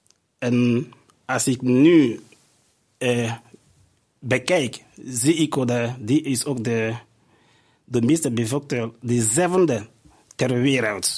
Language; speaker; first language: Dutch; non-native, fluent; Igbo